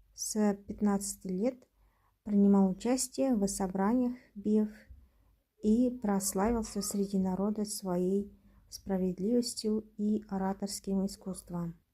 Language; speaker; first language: Russian; non-native, local second language; Kazakh